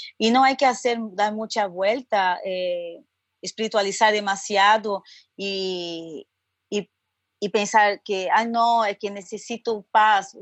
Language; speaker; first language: Spanish; non-native, fluent; Portuguese